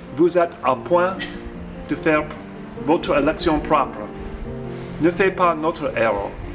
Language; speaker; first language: French; non-native, learner; English